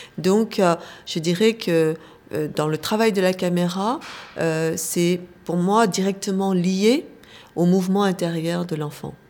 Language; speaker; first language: French; early bilingual, other home language; Korean